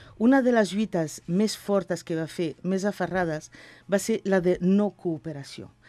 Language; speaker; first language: Catalan; non-native, local second language; Spanish